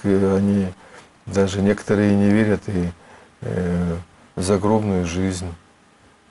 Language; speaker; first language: Russian; native; Russian